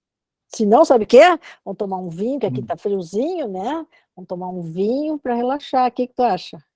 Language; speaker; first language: Portuguese; native; Portuguese